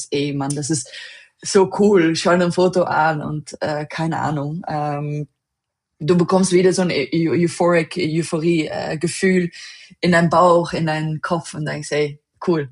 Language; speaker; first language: German; non-native, fluent; Dutch